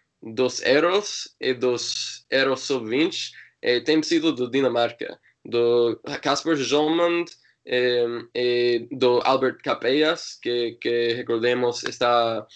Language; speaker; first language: Portuguese; non-native, learner; English